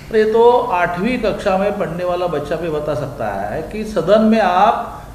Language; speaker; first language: Hindi; non-native, local second language; Marathi